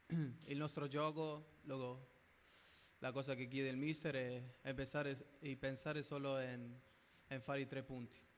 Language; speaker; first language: Italian; non-native, fluent; Spanish